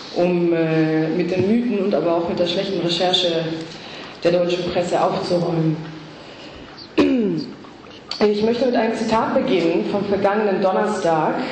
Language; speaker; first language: German; non-native, fluent; Greek